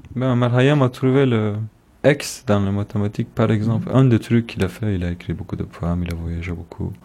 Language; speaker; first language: French; non-native, fluent; Turkish